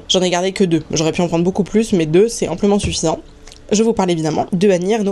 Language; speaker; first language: French; native; French